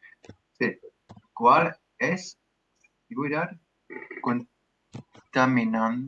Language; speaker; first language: Spanish; non-native, learner; English